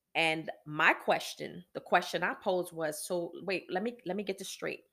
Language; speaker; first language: English; native; English